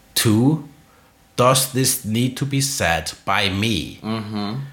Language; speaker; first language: English; non-native, fluent; Icelandic